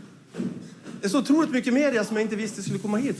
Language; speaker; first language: Swedish; native; Swedish